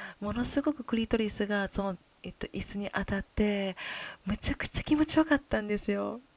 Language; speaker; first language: Japanese; native; Japanese